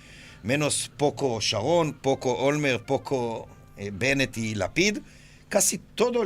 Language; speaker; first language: Spanish; non-native, fluent; Hebrew